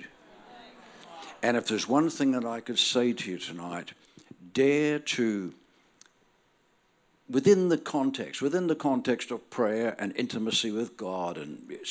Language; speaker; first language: English; native; English